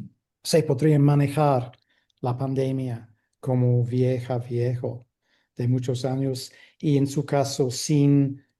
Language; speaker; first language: Spanish; non-native, fluent; English